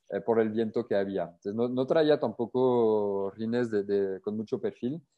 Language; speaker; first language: Spanish; non-native, fluent; French